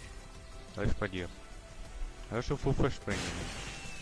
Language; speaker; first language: German; native; German